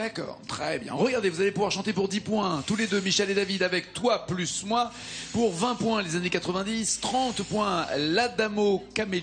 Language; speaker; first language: French; native; French